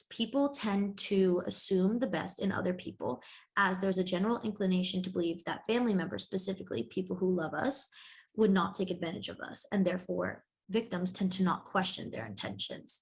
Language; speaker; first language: English; native; English